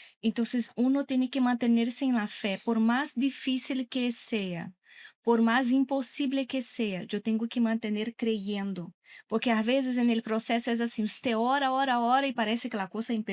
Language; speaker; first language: Spanish; non-native, fluent; Portuguese